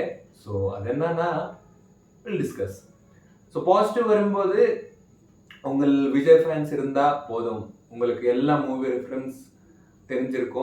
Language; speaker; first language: Tamil; non-native, learner; Malayalam